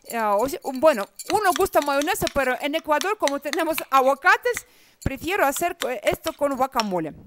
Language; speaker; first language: Spanish; non-native, fluent; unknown